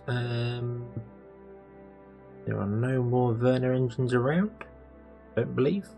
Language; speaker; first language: English; native; English